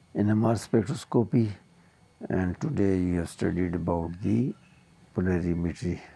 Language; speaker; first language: English; non-native, local second language; Urdu